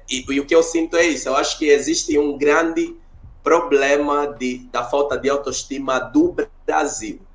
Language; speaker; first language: Portuguese; early bilingual, other home language; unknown